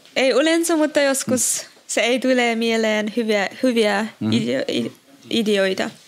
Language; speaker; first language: Finnish; non-native, learner; Uzbek